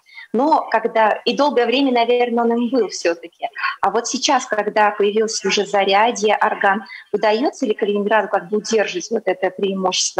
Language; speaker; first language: Russian; native; Russian